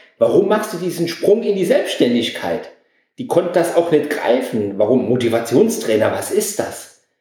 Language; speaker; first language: German; native; German